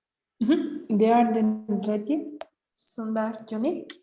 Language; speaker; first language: Swedish; non-native, learner; Spanish